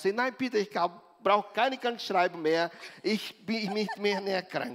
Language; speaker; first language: German; non-native, learner; Portuguese